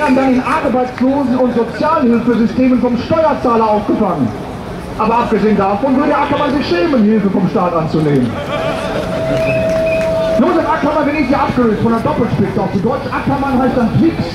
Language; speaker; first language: German; native; German